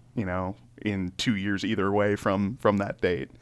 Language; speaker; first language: English; native; English